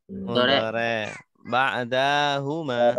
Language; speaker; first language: Arabic; non-native, fluent; Indonesian